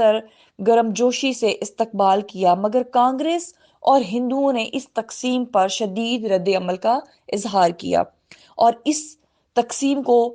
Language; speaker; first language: Urdu; native; Urdu